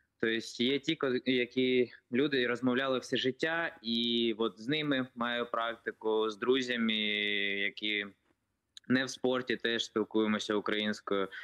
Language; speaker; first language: Ukrainian; non-native, local second language; Russian